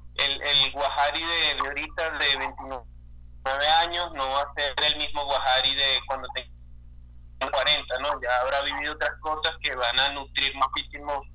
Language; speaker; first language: Spanish; native; Spanish